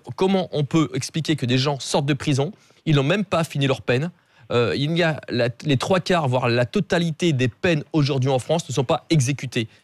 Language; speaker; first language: French; native; French